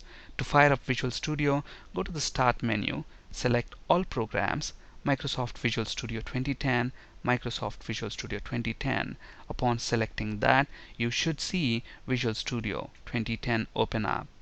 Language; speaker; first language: English; non-native, local second language; Telugu